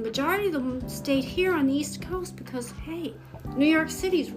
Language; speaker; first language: English; native; English